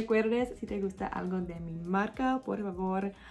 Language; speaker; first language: Spanish; non-native, learner; English